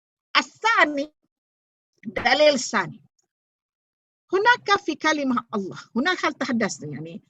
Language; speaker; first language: Arabic; non-native, fluent; Malay